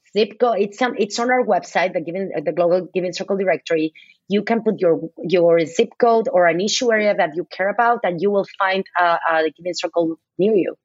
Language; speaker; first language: English; non-native, fluent; Spanish